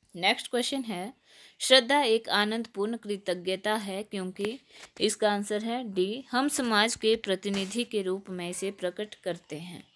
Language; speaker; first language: Hindi; native; Hindi